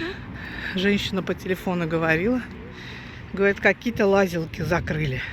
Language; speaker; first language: Russian; non-native, fluent; Azerbaijani